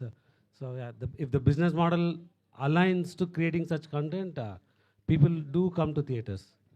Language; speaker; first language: English; non-native, local second language; Telugu